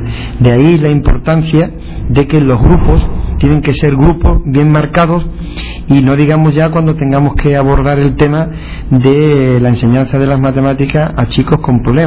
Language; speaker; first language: Spanish; native; Spanish